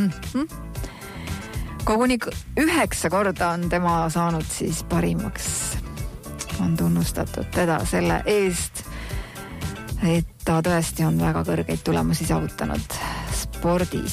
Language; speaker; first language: Estonian; native; Estonian